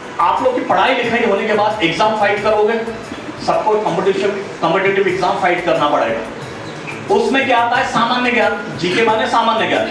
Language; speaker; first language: Hindi; native; Hindi